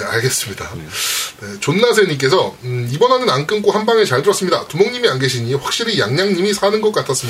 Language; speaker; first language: Korean; native; Korean